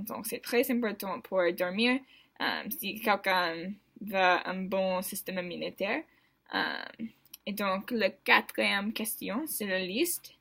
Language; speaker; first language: French; non-native, learner; English